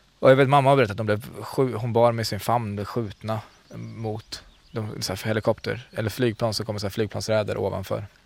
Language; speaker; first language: Swedish; early bilingual, other home language; Central Kurdish